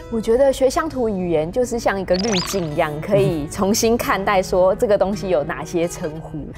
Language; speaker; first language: Chinese; native; Chinese